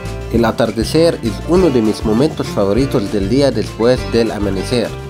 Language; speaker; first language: Spanish; non-native, fluent; Arabic